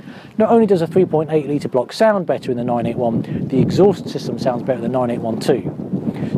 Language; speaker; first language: English; native; English